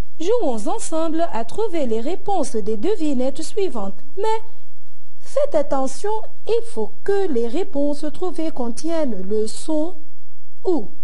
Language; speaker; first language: French; non-native, local second language; Arabic